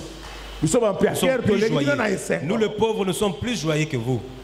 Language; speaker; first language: French; non-native, local second language; Lingala